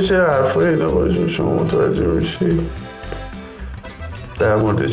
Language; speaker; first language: Persian; native; Persian